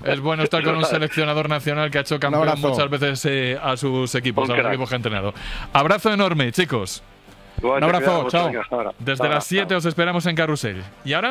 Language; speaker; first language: Spanish; native; Spanish